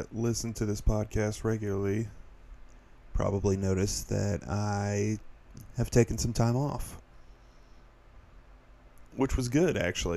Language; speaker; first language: English; native; English